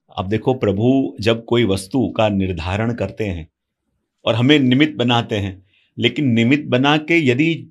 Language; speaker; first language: Hindi; non-native, local second language; Gujarati